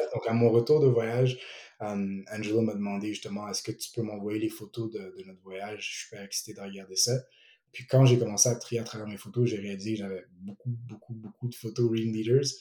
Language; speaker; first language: French; early bilingual, other home language; Ewe